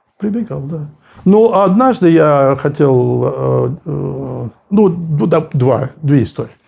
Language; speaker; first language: Russian; native; Russian